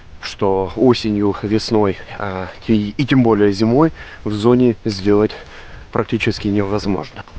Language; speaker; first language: Russian; native; Russian